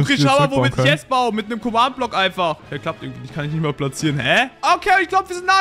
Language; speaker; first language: German; native; German